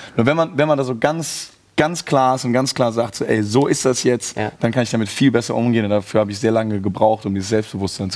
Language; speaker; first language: German; native; German